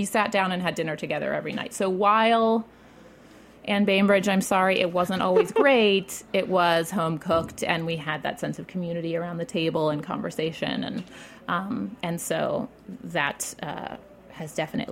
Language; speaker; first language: English; native; English